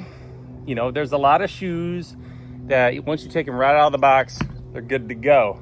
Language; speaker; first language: English; native; English